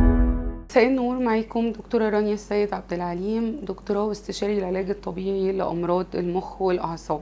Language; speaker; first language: Arabic; native; Arabic